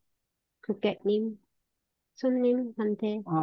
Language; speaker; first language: Korean; non-native, learner; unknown